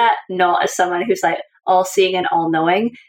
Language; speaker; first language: English; native; English